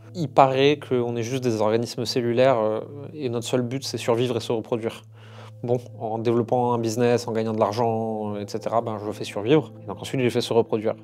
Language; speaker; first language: French; native; French